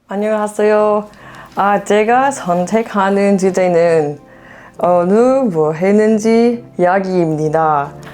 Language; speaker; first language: Korean; non-native, learner; English